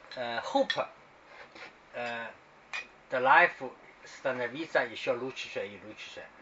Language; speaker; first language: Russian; non-native, learner; Chinese